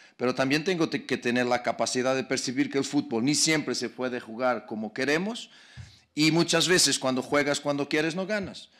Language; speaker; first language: Spanish; non-native, fluent; Portuguese